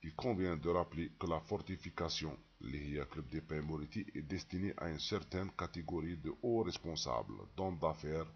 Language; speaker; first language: French; non-native, local second language; Arabic